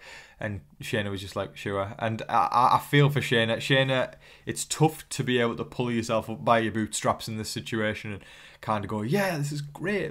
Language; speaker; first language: English; native; English